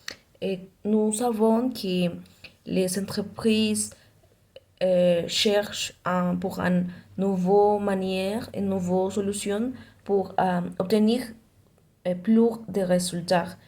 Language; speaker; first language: French; non-native, learner; Spanish